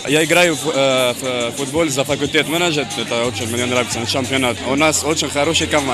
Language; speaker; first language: Russian; non-native, learner; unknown